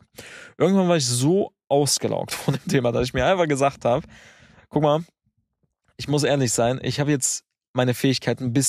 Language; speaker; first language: German; native; German